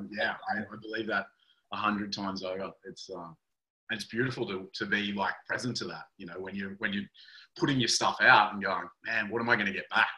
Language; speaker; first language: English; native; English